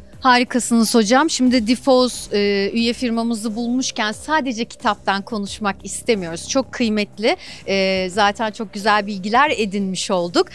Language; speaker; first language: Turkish; native; Turkish